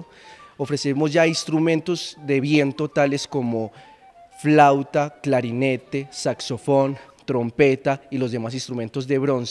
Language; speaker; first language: Spanish; native; Spanish